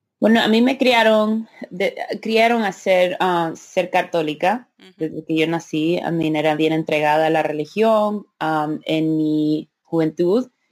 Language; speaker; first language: Spanish; early bilingual, heritage; Spanish